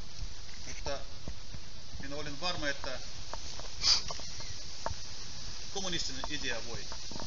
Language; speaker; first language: Finnish; non-native, fluent; Russian